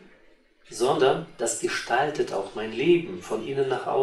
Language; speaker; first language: German; non-native, fluent; Russian